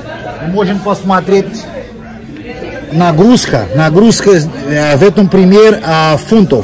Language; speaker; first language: Russian; non-native, fluent; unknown